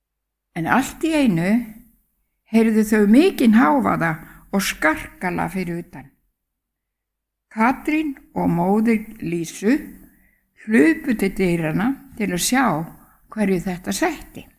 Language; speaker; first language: Icelandic; native; Icelandic